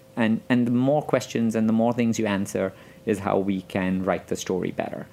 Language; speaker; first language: English; non-native, local second language; Gujarati